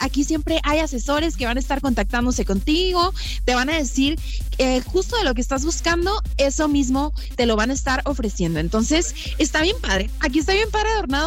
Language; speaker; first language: Spanish; native; Spanish